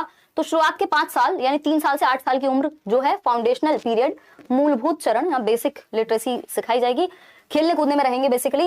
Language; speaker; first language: Hindi; native; Hindi